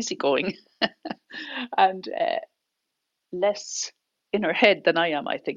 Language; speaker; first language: English; native; English